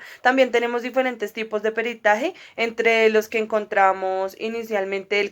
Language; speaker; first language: Spanish; native; Spanish